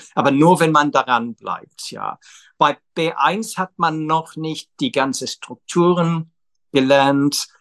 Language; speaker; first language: German; non-native, fluent; English